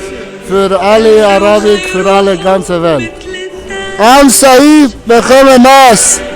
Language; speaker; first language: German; non-native, learner; Arabic